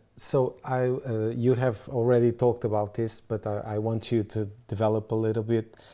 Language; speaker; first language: English; non-native, fluent; Portuguese